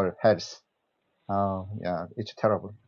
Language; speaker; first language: English; non-native, learner; Korean